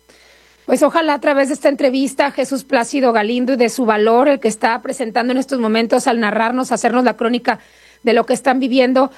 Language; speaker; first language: Spanish; native; Spanish